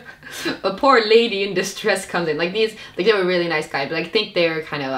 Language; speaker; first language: English; non-native, fluent; Finnish